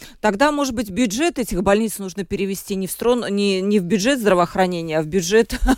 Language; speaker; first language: Russian; native; Russian